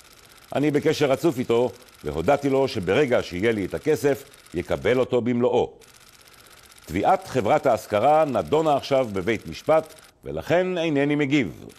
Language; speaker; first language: Hebrew; native; Hebrew